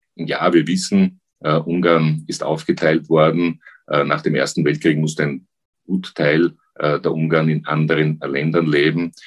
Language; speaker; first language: German; native; German